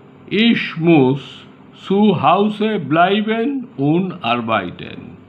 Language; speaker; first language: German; non-native, fluent; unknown